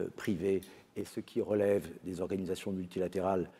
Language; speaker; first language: French; native; French